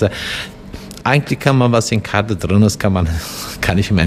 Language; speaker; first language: German; non-native, fluent; Turkish